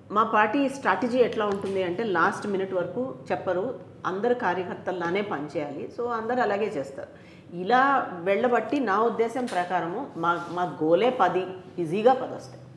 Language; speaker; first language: Telugu; native; Telugu